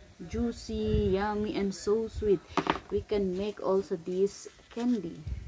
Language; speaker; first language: English; non-native, local second language; Chavacano